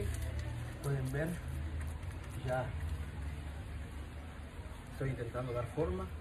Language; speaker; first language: Spanish; native; Spanish